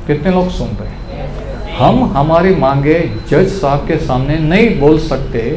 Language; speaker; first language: Hindi; non-native, local second language; Marathi